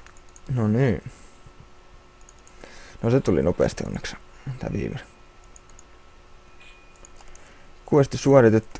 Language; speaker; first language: Finnish; native; Finnish